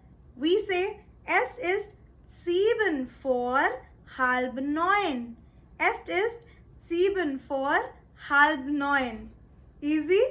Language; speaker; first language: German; non-native, fluent; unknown